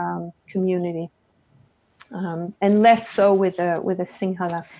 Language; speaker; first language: English; early bilingual, other home language; Hebrew